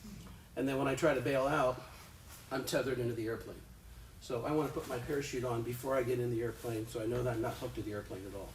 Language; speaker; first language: English; native; English